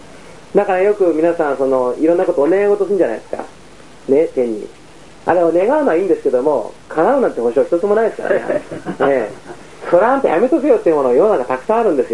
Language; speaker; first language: Japanese; native; Japanese